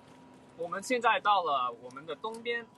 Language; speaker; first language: Chinese; early bilingual, heritage; Chinese